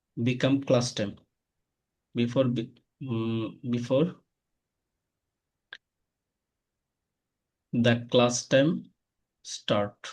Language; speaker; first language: English; non-native, learner; Bangla